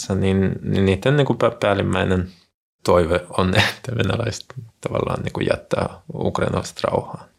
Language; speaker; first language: Finnish; non-native, fluent; Russian